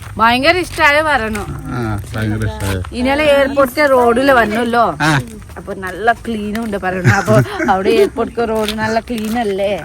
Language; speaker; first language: Malayalam; non-native, fluent; Nepali